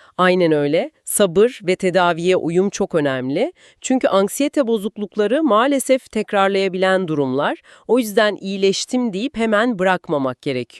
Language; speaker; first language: Turkish; native; Turkish